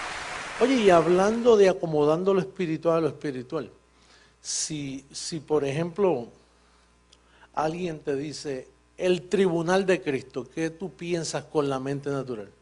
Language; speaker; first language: Spanish; native; Spanish